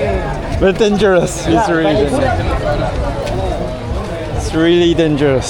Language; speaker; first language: English; non-native, learner; Chinese